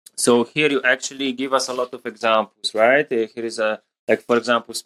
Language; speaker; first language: English; non-native, fluent; Polish